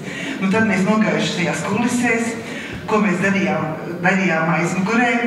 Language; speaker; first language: Latvian; native; Latvian